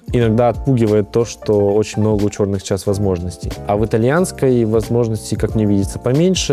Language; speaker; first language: Russian; native; Russian